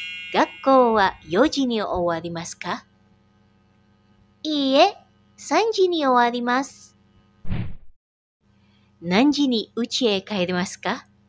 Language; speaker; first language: Japanese; non-native, fluent; Indonesian